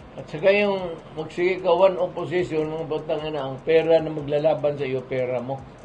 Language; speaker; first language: Filipino; non-native, local second language; Cebuano